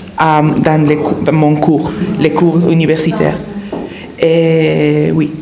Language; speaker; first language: French; non-native, learner; Spanish